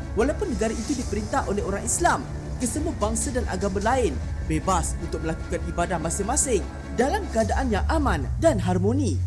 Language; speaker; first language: Malay; native; Malay